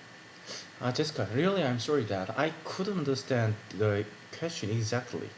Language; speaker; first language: English; non-native, learner; Korean